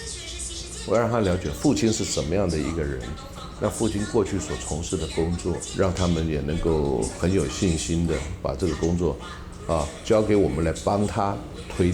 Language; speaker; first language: Chinese; native; Chinese